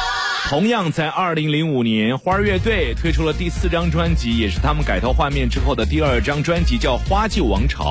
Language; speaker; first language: Chinese; native; Chinese